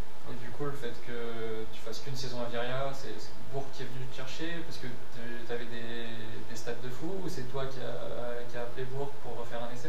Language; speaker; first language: French; native; French